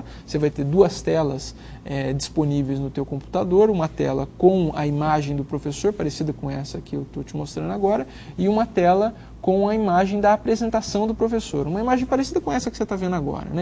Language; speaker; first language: Portuguese; native; Portuguese